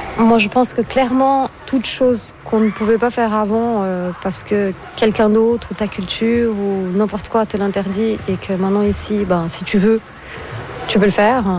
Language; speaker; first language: French; non-native, fluent; Portuguese